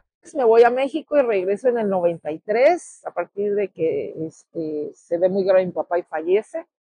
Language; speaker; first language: Spanish; native; Spanish